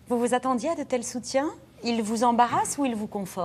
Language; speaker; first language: French; native; French